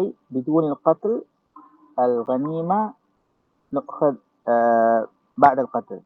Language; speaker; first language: Arabic; non-native, learner; Malay